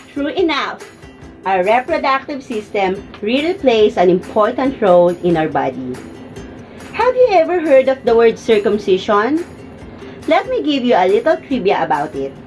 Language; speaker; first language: English; non-native, local second language; Filipino